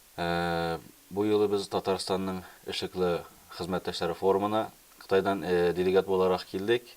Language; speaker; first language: Tatar; early bilingual, heritage; Tatar